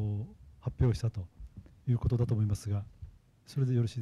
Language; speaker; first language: Japanese; native; Japanese